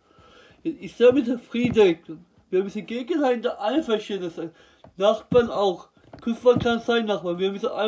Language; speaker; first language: German; non-native, learner; Turkish